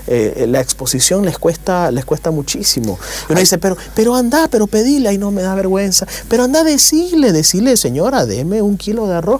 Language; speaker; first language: Spanish; native; Spanish